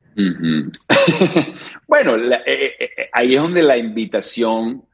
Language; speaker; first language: Spanish; native; Spanish